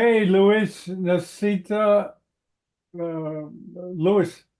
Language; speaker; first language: Spanish; non-native, learner; English